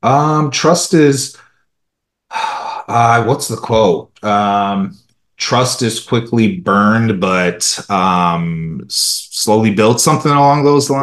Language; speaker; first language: English; early bilingual, other home language; Romanian